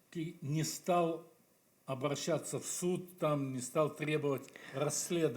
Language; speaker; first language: Russian; native; Russian